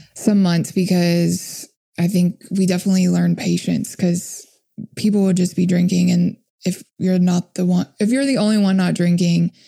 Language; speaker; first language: English; native; English